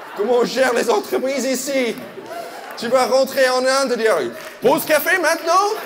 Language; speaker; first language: French; non-native, fluent; English